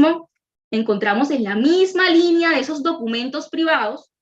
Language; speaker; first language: Spanish; native; Spanish